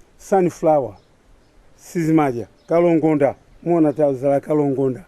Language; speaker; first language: Nyanja; non-native, local second language; Tumbuka